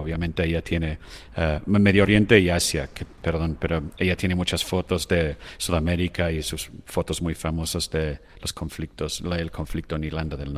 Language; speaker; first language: Spanish; non-native, fluent; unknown